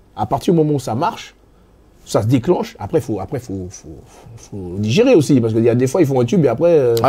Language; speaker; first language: French; native; French